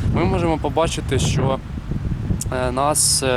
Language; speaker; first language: Ukrainian; native; Ukrainian